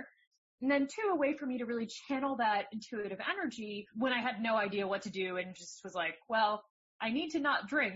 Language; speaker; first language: English; native; English